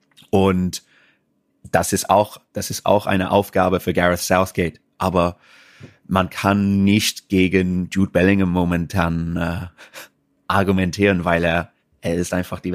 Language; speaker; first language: German; non-native, fluent; English